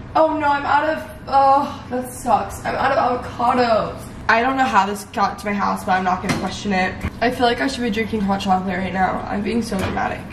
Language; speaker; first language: English; native; English